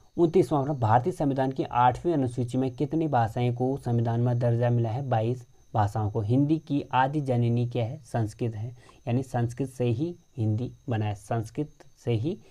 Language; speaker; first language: Hindi; native; Hindi